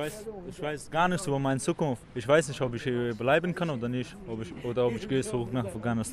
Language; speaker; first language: German; non-native, fluent; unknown